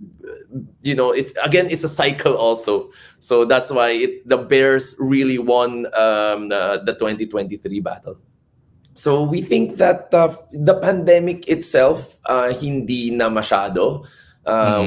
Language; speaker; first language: English; non-native, local second language; Cebuano